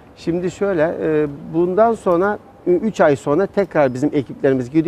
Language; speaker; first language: Turkish; native; Turkish